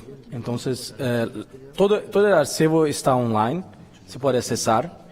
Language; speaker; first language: Spanish; non-native, fluent; Portuguese